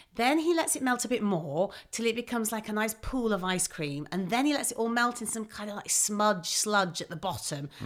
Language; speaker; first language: English; native; English